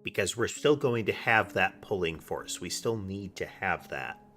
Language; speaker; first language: English; native; English